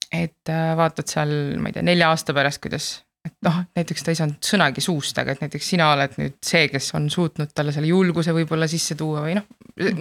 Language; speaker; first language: Estonian; native; Estonian